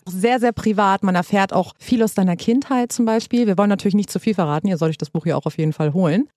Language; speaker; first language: German; native; German